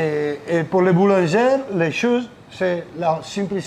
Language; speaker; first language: French; non-native, learner; Italian